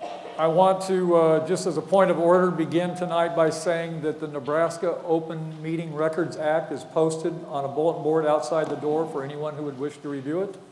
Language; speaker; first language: English; native; English